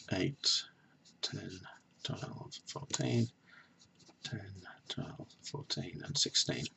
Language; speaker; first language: English; native; English